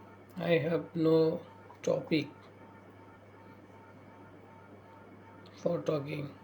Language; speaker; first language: English; non-native, learner; Bangla